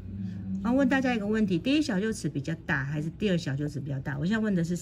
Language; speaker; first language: Chinese; native; Chinese